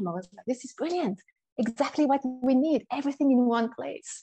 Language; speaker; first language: English; non-native, fluent; French